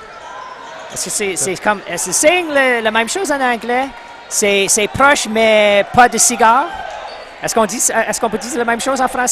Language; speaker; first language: French; non-native, local second language; English